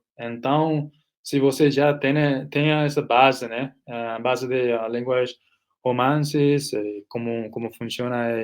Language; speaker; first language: Portuguese; non-native, fluent; Nepali